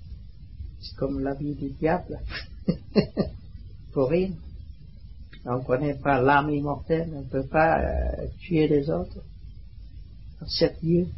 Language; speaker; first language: French; non-native, learner; Vietnamese